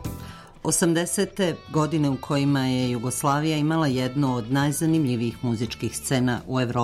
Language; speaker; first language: Croatian; native; Croatian